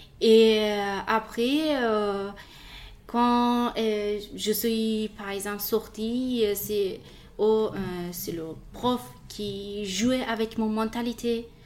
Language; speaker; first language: French; non-native, learner; Persian